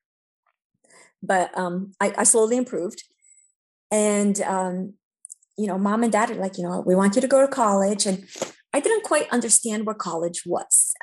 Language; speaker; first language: English; early bilingual, other home language; Romanian